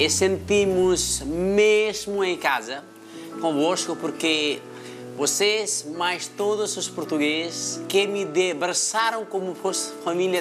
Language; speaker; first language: Portuguese; non-native, fluent; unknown